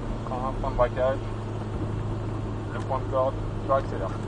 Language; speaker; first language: French; native; French